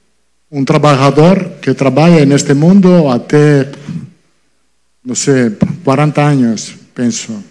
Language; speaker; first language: Portuguese; non-native, fluent; Italian